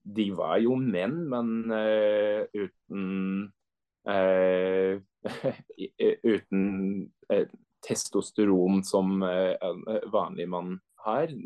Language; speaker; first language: Norwegian; non-native, fluent; English